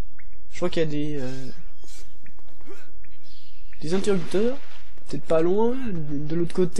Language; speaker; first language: French; native; French